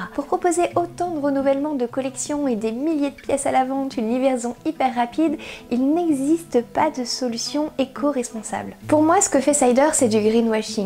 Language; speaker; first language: French; native; French